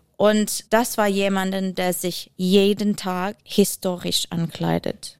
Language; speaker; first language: German; non-native, fluent; English